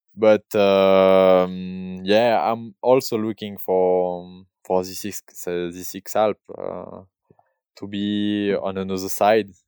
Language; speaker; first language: English; non-native, learner; French